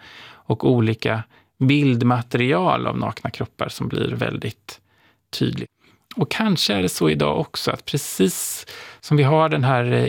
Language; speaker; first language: Swedish; native; Swedish